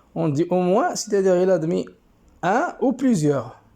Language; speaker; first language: French; non-native, local second language; Arabic